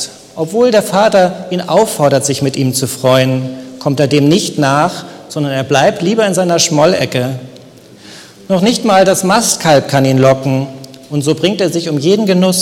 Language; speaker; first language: German; native; German